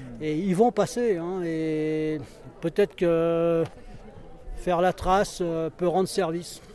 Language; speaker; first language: French; native; French